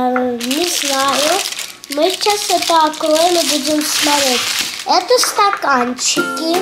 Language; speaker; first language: Russian; early bilingual, heritage; Russian